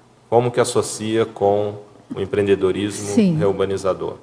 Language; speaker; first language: Portuguese; native; Portuguese